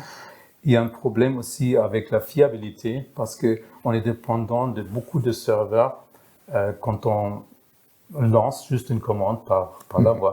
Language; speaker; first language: French; non-native, fluent; German